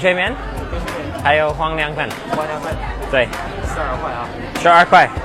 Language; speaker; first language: Chinese; non-native, learner; English